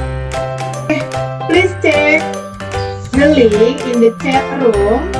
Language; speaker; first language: English; non-native, fluent; Indonesian